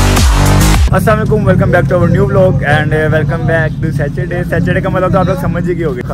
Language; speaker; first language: Urdu; non-native, local second language; Punjabi